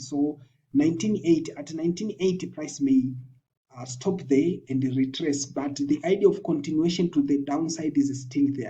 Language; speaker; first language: English; non-native, local second language; Swahili